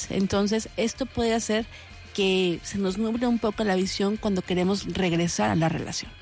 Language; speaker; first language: Spanish; native; Spanish